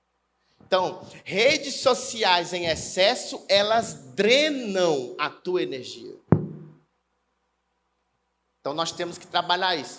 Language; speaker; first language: Portuguese; native; Portuguese